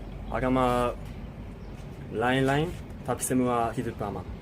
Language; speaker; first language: Indonesian; non-native, learner; Japanese